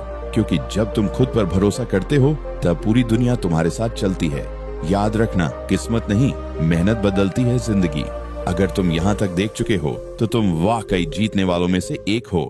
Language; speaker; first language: Hindi; native; Hindi